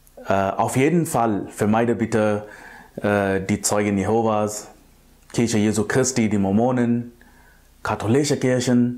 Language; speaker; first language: German; non-native, fluent; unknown